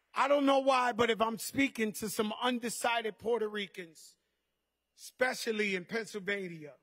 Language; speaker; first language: English; native; English